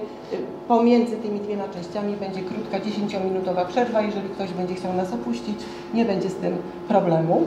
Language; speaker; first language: Polish; native; Polish